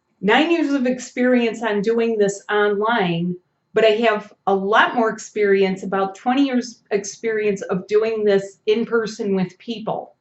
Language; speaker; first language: English; native; English